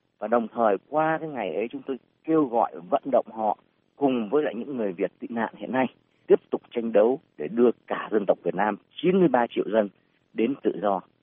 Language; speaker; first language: Vietnamese; native; Vietnamese